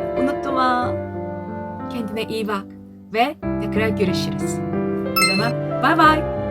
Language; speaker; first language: Turkish; non-native, learner; Korean